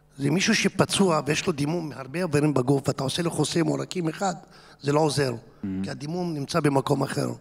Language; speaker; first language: Hebrew; non-native, local second language; Arabic